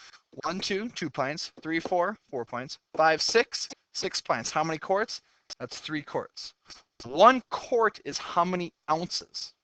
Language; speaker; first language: English; native; English